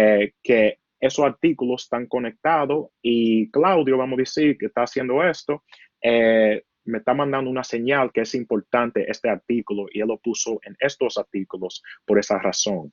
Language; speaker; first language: Spanish; early bilingual, heritage; Spanish